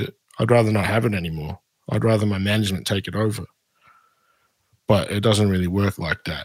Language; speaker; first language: English; native; English